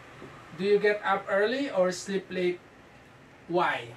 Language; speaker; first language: English; non-native, fluent; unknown